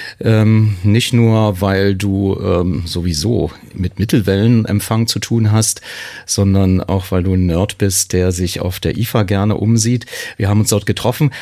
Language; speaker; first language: German; native; German